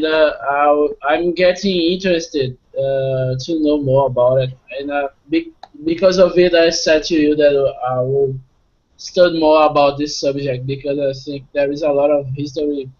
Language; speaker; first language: English; non-native, fluent; Portuguese